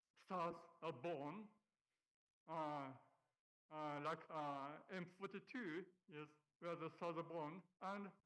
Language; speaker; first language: English; non-native, learner; Japanese